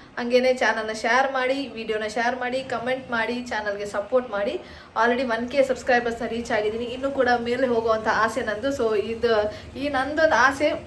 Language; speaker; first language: Kannada; non-native, local second language; Tulu